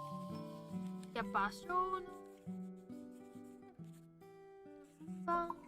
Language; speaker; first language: Japanese; non-native, learner; Chinese